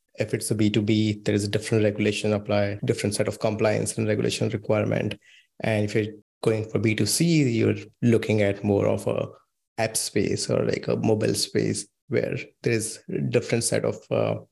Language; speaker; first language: English; non-native, local second language; Hindi